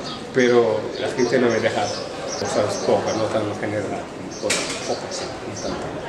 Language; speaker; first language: Spanish; non-native, learner; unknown